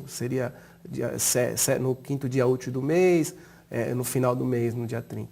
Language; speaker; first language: Portuguese; native; Portuguese